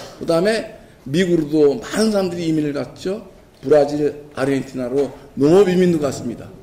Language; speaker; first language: Korean; native; Korean